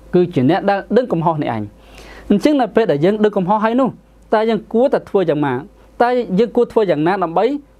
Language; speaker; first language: Khmer; non-native, local second language; Western Cham